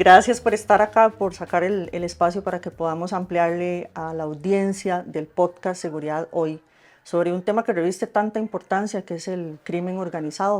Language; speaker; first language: Spanish; native; Spanish